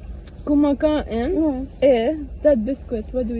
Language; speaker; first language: English; non-native, fluent; Arabic